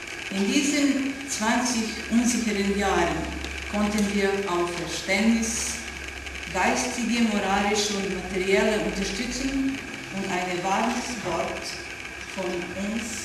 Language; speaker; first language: German; non-native, learner; Serbian